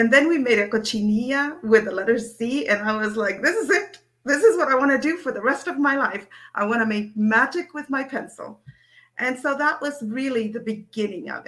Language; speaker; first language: English; early bilingual, other home language; Spanish